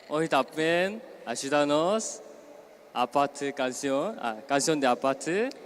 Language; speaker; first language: Spanish; non-native, learner; Korean